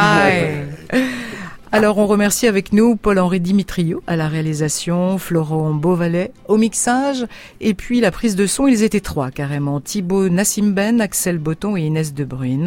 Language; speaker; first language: French; native; French